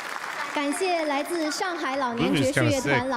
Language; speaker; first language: Chinese; native; Chinese